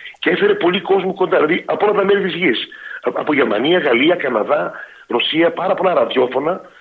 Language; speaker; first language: Greek; early bilingual, heritage; Greek